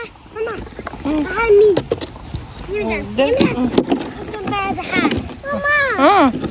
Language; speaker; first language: Swedish; early bilingual, other home language; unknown